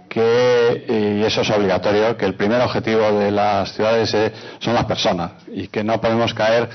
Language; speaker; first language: Spanish; native; Spanish